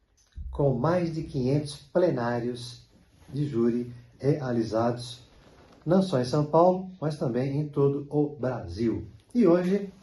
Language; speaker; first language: Portuguese; native; Portuguese